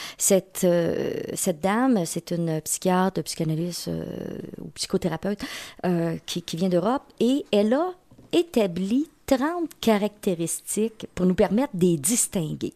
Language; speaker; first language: French; native; French